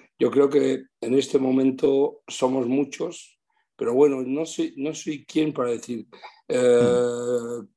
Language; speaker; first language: Spanish; early bilingual, heritage; Spanish